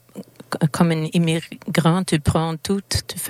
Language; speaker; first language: French; non-native, learner; Swedish